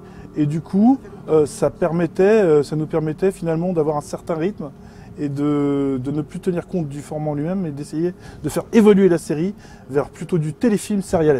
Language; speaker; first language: French; native; French